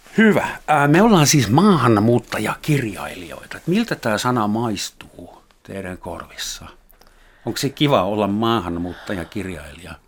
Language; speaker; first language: Finnish; non-native, fluent; German